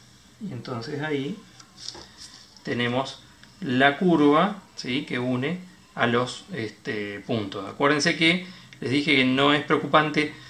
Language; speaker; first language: Spanish; native; Spanish